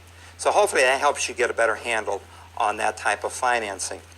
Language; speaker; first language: English; native; English